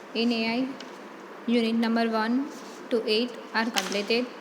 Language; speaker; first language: English; non-native, local second language; Gujarati